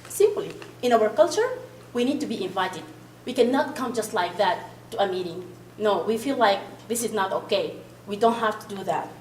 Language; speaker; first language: English; non-native, fluent; Arabic